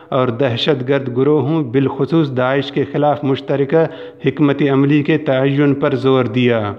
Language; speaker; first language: Urdu; non-native, local second language; Baluchi